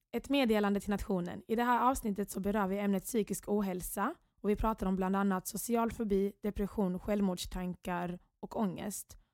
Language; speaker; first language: Swedish; early bilingual, other home language; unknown